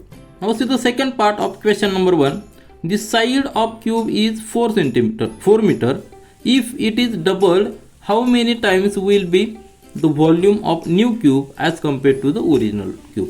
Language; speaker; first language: English; non-native, local second language; Marathi